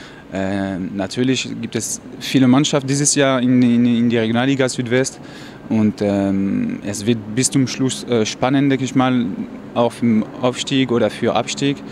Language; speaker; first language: German; non-native, fluent; French